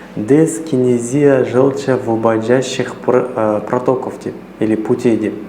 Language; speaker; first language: Russian; non-native, local second language; Kazakh